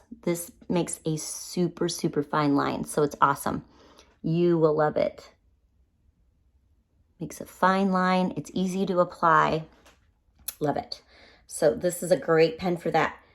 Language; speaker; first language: English; native; English